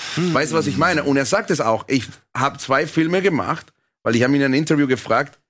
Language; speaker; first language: German; non-native, fluent; Spanish